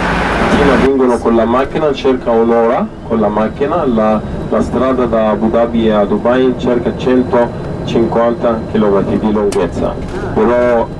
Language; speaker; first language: Italian; non-native, fluent; Arabic